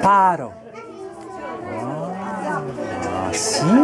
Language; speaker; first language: Spanish; non-native, learner; English